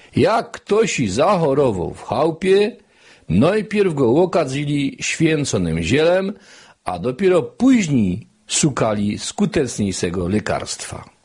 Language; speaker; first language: Polish; native; Polish